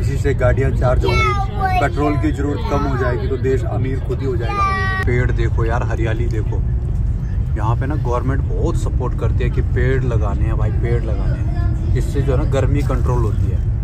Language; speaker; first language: Hindi; native; Hindi